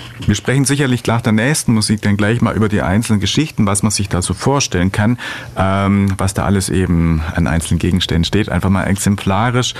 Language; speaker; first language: German; native; German